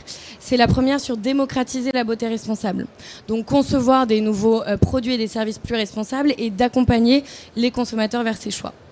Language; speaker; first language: French; native; French